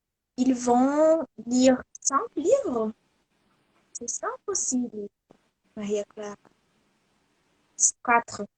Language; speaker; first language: French; non-native, learner; Portuguese